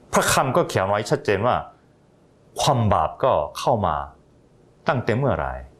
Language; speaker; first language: Thai; non-native, fluent; Korean